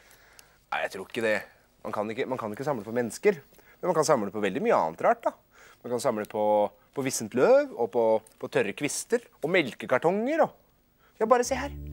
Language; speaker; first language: Norwegian; native; Norwegian